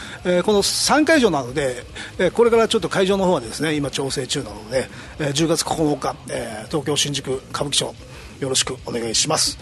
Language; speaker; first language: Japanese; native; Japanese